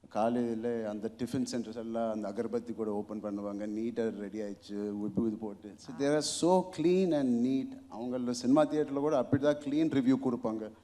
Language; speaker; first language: Tamil; non-native, local second language; Telugu